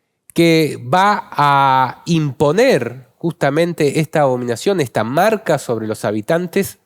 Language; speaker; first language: Spanish; native; Spanish